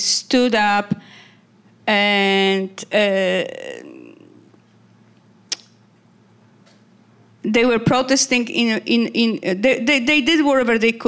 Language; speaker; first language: English; non-native, fluent; Polish